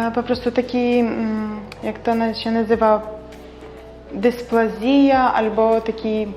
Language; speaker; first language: Polish; non-native, learner; Ukrainian